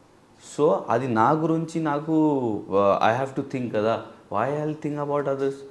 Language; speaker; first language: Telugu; non-native, learner; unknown